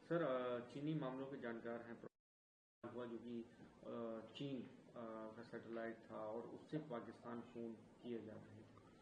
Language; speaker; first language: Hindi; native; Hindi